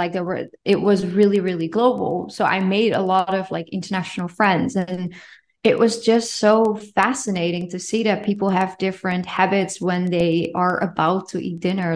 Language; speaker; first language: English; non-native, fluent; Dutch